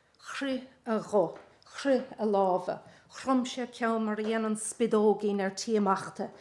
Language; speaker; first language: Irish; native; Irish